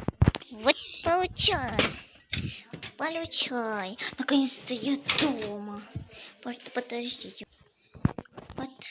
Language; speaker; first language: Russian; non-native, local second language; Kazakh